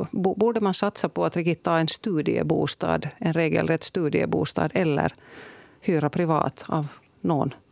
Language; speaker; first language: Swedish; native; Swedish